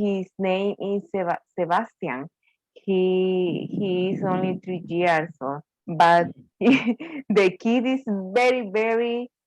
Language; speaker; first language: English; non-native, learner; Spanish